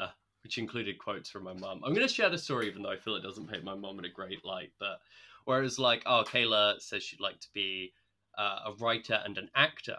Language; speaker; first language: English; native; English